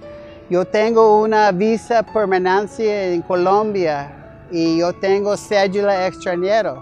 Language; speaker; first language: Spanish; non-native, learner; English